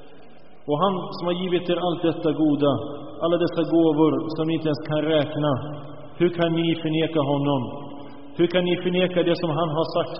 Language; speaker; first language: Swedish; early bilingual, other home language; Arabic